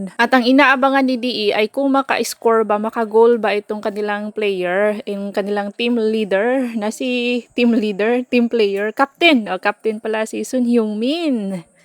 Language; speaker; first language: Filipino; non-native, local second language; Cebuano